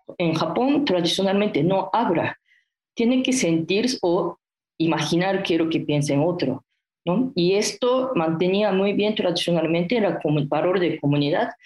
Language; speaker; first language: Spanish; non-native, fluent; Japanese